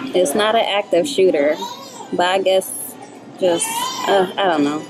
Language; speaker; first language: English; native; English